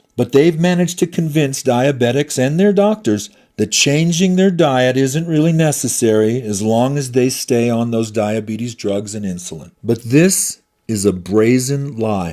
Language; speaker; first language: English; native; English